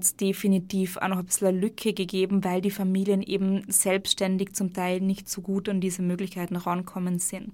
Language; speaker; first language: German; native; German